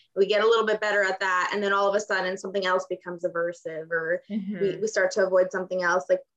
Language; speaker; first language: English; non-native, fluent; Ukrainian